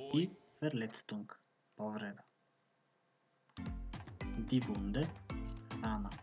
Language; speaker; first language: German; non-native, fluent; Macedonian